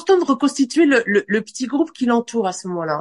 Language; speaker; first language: French; native; French